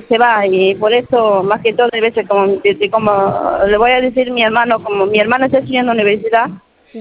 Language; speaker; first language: Spanish; non-native, local second language; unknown